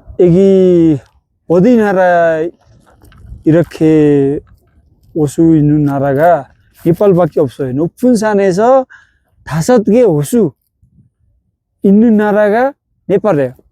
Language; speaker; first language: Korean; non-native, learner; Nepali